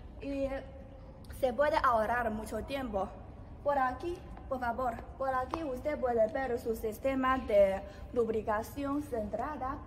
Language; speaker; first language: Spanish; non-native, learner; Chinese